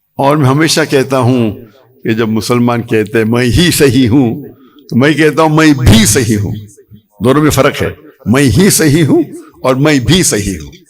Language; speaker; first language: Urdu; non-native, local second language; Konkani